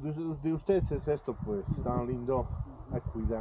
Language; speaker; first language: Spanish; native; Spanish